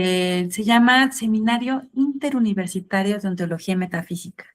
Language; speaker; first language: Spanish; native; Spanish